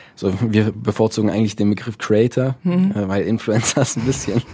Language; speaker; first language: German; early bilingual, other home language; Dutch